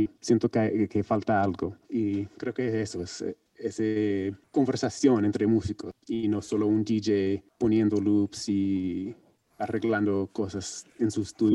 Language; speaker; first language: Spanish; non-native, learner; English